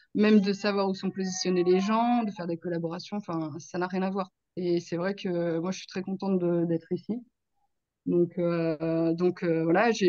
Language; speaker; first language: French; native; French